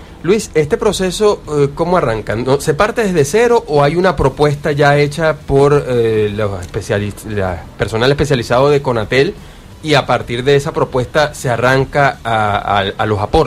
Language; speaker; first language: Spanish; native; Spanish